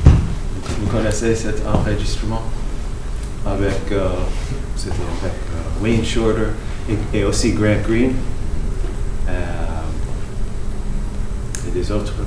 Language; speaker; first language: French; non-native, fluent; English